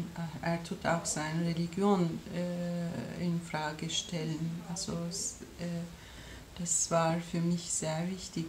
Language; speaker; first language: German; non-native, fluent; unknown